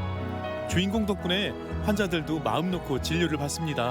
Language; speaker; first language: Korean; native; Korean